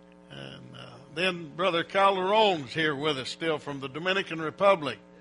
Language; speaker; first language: English; native; English